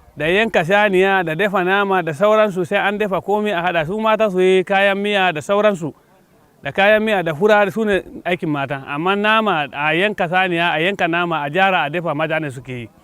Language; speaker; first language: Hausa; non-native, local second language; Fula